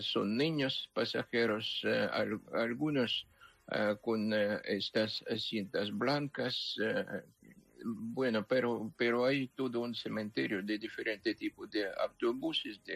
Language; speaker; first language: Spanish; non-native, fluent; Ukrainian